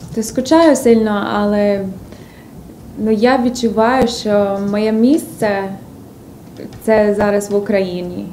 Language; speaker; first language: Ukrainian; early bilingual, other home language; English